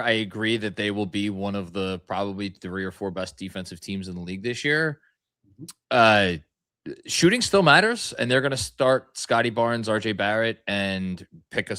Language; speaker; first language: English; native; English